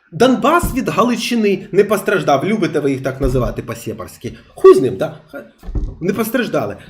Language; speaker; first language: Ukrainian; non-native, local second language; Russian